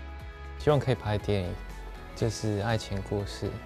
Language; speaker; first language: Chinese; non-native, fluent; Japanese